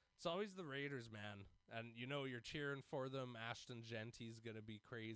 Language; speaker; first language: English; native; English